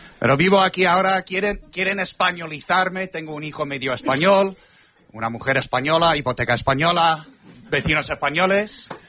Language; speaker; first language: Spanish; non-native, fluent; English